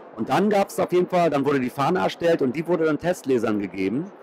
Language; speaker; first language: German; native; German